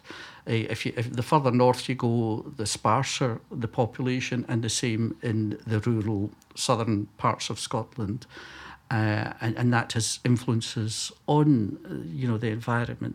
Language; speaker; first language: English; native; English